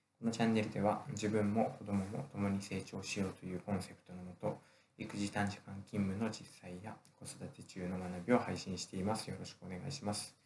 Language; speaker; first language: Japanese; native; Japanese